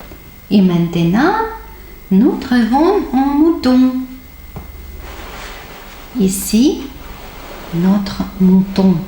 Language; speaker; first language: French; non-native, fluent; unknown